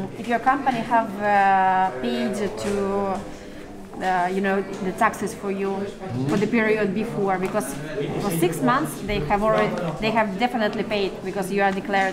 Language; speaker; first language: English; non-native, fluent; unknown